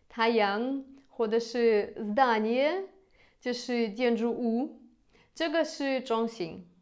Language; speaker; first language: Chinese; non-native, fluent; Russian